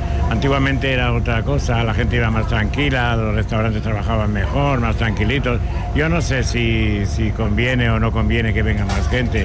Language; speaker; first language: Spanish; native; Spanish